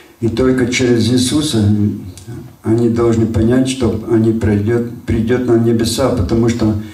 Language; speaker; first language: Russian; non-native, local second language; Latvian